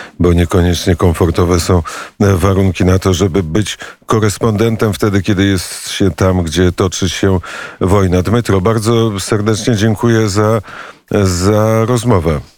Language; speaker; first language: Polish; non-native, fluent; Ukrainian